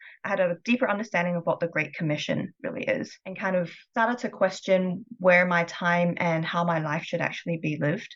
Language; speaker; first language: English; non-native, local second language; Cantonese